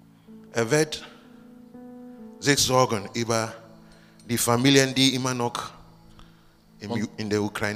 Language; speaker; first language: German; non-native, learner; Russian